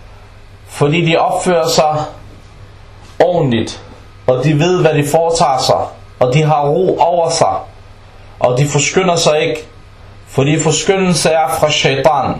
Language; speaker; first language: Danish; non-native, fluent; Arabic